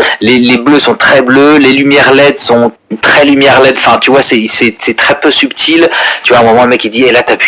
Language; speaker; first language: French; native; French